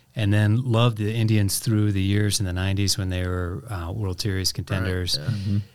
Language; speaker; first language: English; native; English